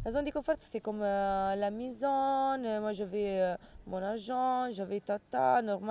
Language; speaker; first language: French; non-native, learner; Italian